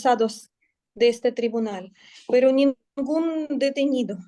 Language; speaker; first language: Spanish; non-native, learner; Russian